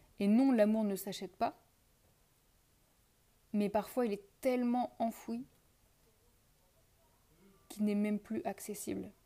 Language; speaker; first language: French; native; French